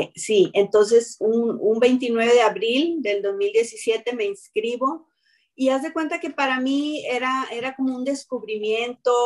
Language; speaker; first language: Spanish; native; Spanish